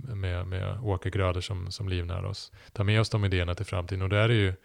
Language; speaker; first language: Swedish; non-native, fluent; German